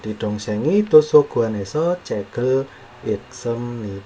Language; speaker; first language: Korean; non-native, fluent; Indonesian